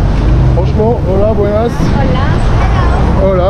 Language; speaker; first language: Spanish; non-native, learner; French